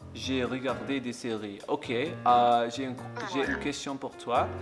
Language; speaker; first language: French; non-native, learner; English